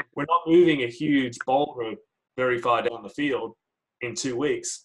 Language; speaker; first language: English; native; English